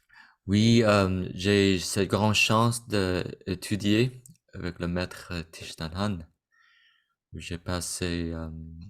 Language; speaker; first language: French; non-native, fluent; Vietnamese